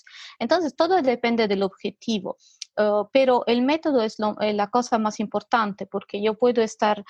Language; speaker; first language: Spanish; non-native, fluent; Italian